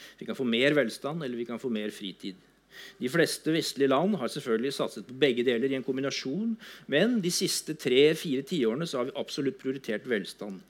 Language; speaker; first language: Norwegian; native; Norwegian